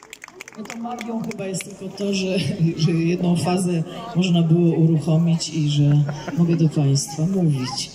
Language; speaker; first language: Polish; native; Polish